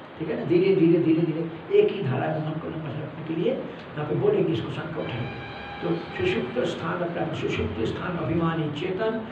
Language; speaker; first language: Hindi; non-native, local second language; Malayalam